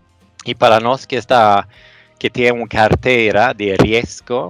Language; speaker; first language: Portuguese; non-native, fluent; Swedish